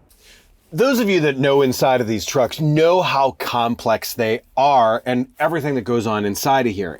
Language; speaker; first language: English; native; English